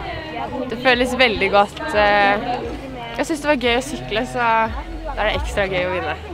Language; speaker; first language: Norwegian; native; Norwegian